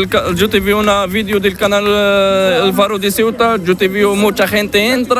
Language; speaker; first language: Spanish; non-native, learner; Arabic